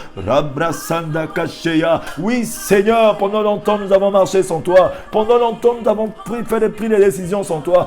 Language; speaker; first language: French; non-native, local second language; Lingala